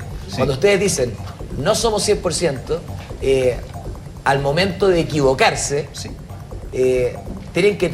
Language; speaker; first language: Spanish; native; Spanish